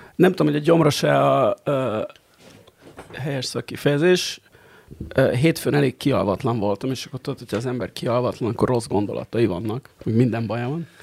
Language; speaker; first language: Hungarian; native; Hungarian